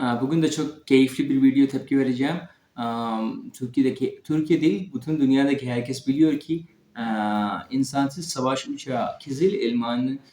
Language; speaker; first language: Turkish; non-native, learner; Urdu